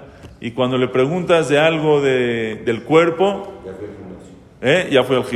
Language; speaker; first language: Spanish; native; Spanish